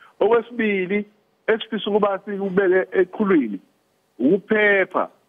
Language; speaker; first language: Zulu; native; Zulu